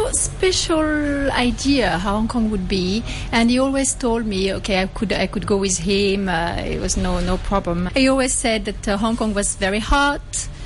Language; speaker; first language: English; non-native, fluent; French